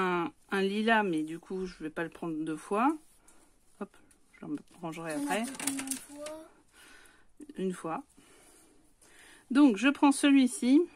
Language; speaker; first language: French; native; French